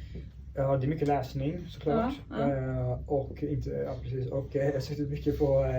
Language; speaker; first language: Swedish; early bilingual, other home language; Persian